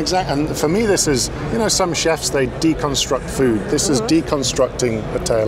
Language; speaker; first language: English; native; English